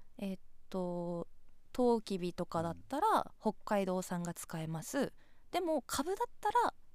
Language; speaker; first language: Japanese; native; Japanese